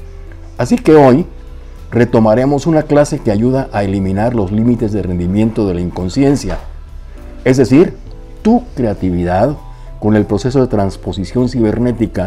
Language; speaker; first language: Spanish; native; Spanish